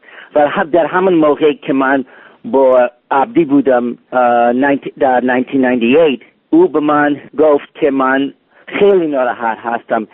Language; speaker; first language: Persian; non-native, learner; English